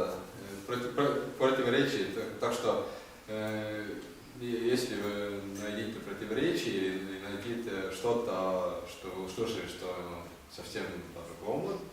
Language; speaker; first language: Russian; non-native, learner; Estonian